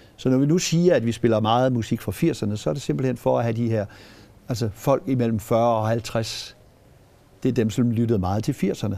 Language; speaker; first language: Danish; native; Danish